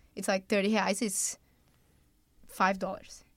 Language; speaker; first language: English; non-native, fluent; Portuguese